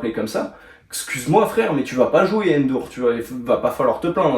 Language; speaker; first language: French; native; French